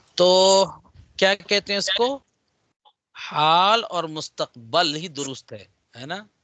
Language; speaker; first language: Urdu; native; Urdu